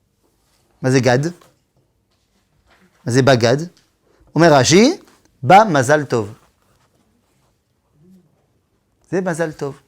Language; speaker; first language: Hebrew; non-native, fluent; French